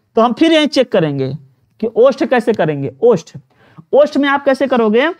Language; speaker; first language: Hindi; native; Hindi